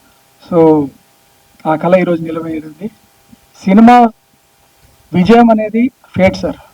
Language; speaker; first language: Telugu; native; Telugu